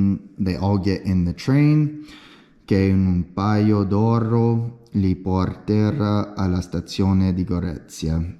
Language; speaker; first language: Italian; non-native, learner; English